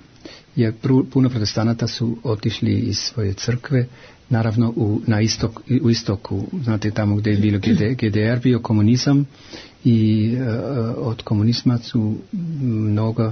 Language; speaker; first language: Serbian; non-native, fluent; German